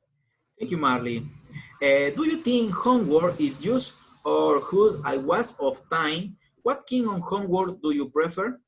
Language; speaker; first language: English; non-native, learner; Spanish